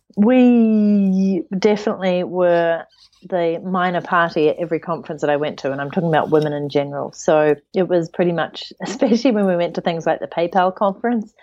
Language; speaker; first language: English; native; English